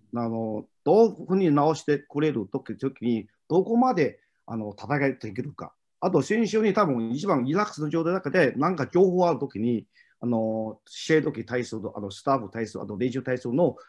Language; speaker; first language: Japanese; non-native, fluent; Chinese